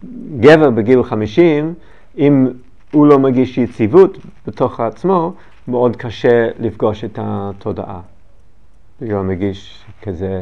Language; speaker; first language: Hebrew; non-native, learner; English